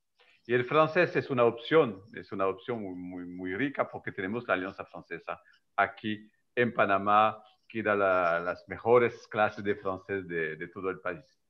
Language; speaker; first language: Spanish; non-native, fluent; French